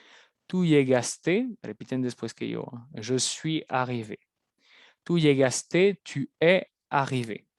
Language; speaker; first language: Spanish; non-native, fluent; French